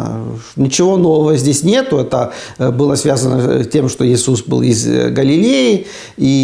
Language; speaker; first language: Russian; non-native, fluent; Estonian